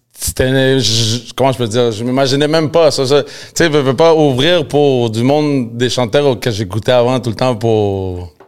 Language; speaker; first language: French; early bilingual, other home language; Spanish